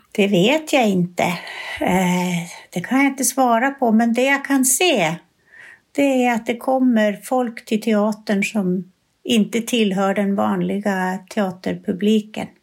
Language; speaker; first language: Swedish; native; Swedish